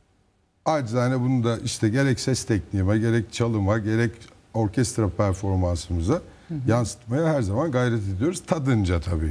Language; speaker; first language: Turkish; native; Turkish